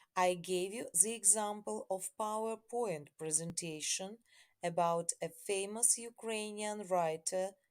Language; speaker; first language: English; non-native, fluent; Ukrainian